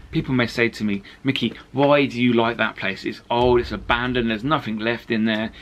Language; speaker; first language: English; native; English